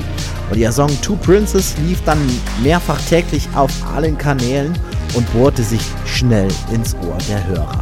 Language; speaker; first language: German; native; German